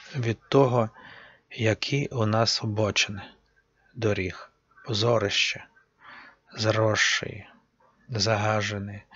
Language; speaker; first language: Ukrainian; native; Ukrainian